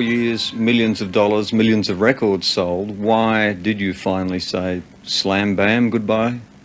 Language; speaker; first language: English; native; English